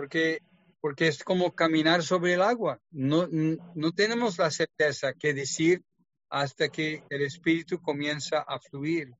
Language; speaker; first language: Spanish; non-native, fluent; English